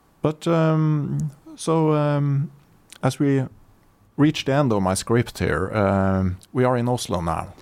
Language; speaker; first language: English; non-native, fluent; Norwegian